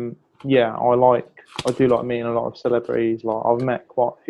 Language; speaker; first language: English; native; English